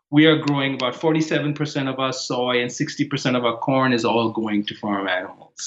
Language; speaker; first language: English; non-native, local second language; Hindi